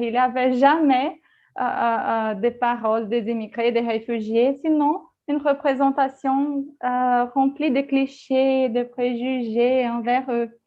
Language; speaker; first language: French; non-native, fluent; Portuguese